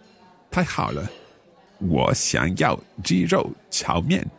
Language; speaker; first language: Chinese; non-native, learner; English